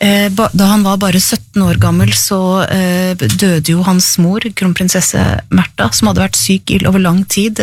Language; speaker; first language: Norwegian; native; Norwegian